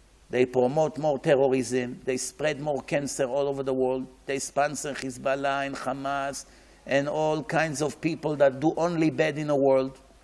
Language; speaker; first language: English; non-native, fluent; Hebrew